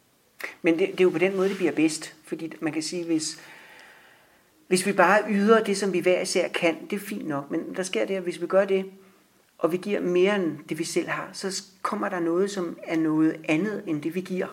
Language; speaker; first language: Danish; native; Danish